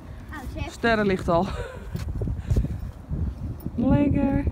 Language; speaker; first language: Dutch; native; Dutch